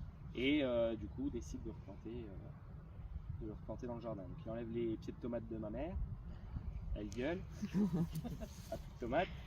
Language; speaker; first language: French; native; French